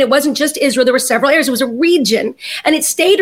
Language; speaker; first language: English; native; English